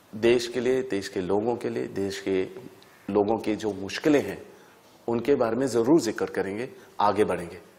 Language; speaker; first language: Hindi; native; Hindi